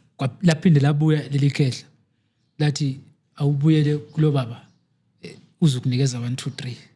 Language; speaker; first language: Zulu; native; Zulu